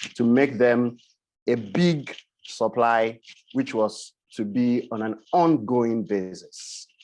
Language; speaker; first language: English; non-native, local second language; Yoruba